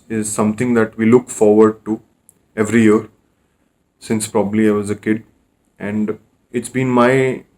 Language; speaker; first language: English; non-native, local second language; Hindi